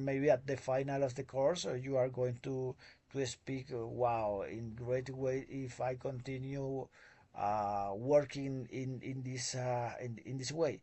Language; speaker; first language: English; non-native, learner; Spanish